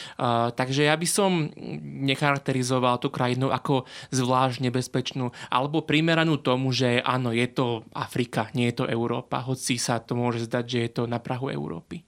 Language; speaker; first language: Slovak; native; Slovak